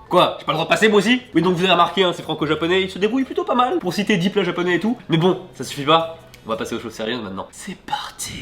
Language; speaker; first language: French; native; French